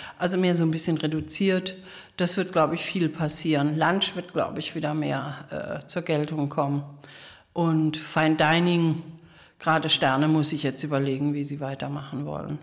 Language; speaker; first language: German; native; German